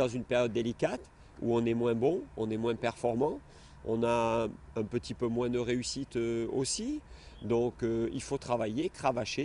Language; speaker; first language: French; native; French